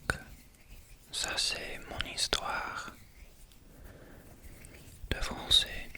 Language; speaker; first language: French; non-native, fluent; English